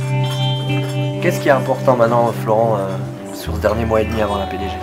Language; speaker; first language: French; native; French